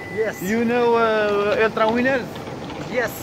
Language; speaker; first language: English; non-native, learner; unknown